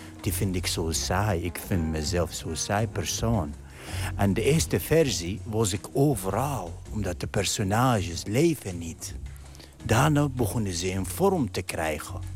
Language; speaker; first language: Dutch; non-native, fluent; Arabic